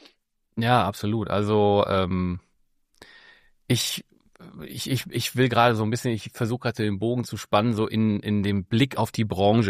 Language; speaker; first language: German; native; German